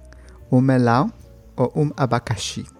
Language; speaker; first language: Portuguese; non-native, learner; Spanish